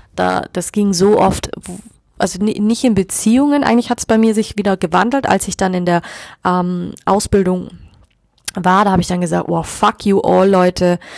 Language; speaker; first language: German; native; German